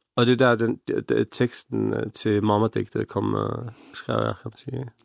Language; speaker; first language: Danish; early bilingual, other home language; Arabic